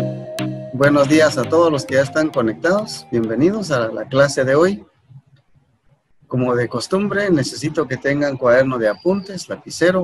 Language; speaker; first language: Spanish; native; Spanish